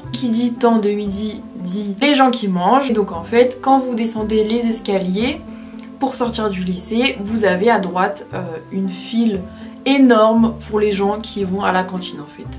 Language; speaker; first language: French; native; French